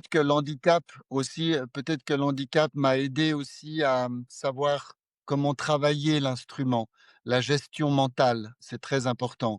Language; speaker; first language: French; non-native, fluent; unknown